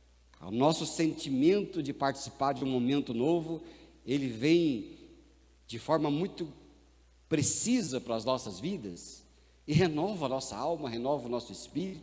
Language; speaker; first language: Portuguese; native; Portuguese